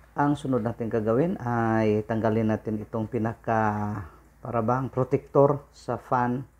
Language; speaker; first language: Filipino; non-native, local second language; Cebuano